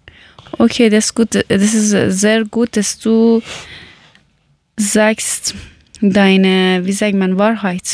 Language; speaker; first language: German; non-native, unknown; Persian